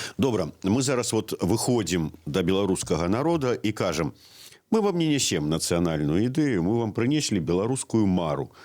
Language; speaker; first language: Belarusian; native; Belarusian